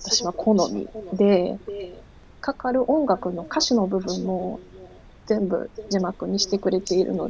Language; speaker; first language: Japanese; native; Japanese